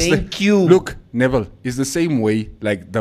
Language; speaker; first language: English; non-native, local second language; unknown